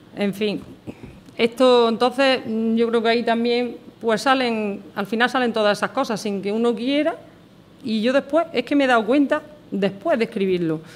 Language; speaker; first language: Spanish; native; Spanish